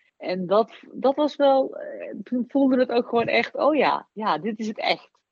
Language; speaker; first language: Dutch; native; Dutch